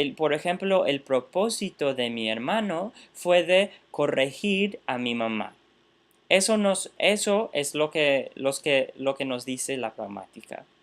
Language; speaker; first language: Spanish; non-native, fluent; English